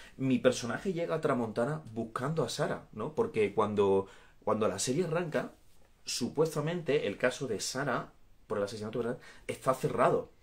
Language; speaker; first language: Spanish; native; Spanish